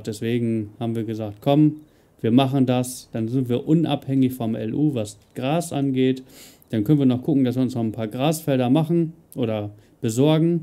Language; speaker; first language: German; native; German